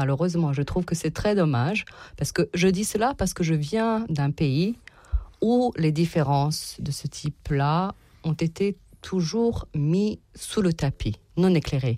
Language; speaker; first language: French; non-native, fluent; Serbian